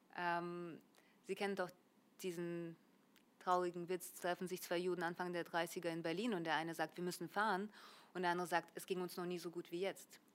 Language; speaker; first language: German; early bilingual, other home language; Russian